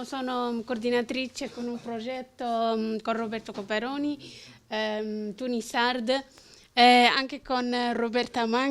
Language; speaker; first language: Italian; non-native, fluent; Arabic